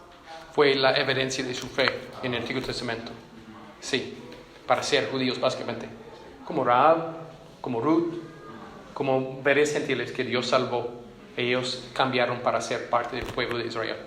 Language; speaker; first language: Spanish; non-native, fluent; English